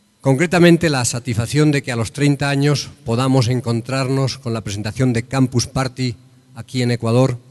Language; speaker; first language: Spanish; native; Spanish